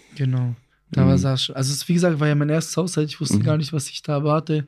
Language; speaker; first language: German; early bilingual, other home language; Greek